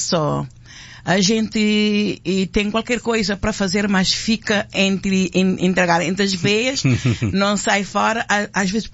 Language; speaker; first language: Portuguese; non-native, local second language; Kabuverdianu